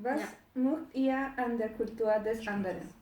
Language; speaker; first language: German; non-native, learner; Spanish